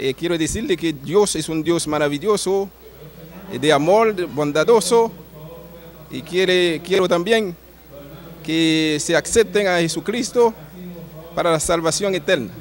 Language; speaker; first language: Spanish; non-native, learner; Haitian Creole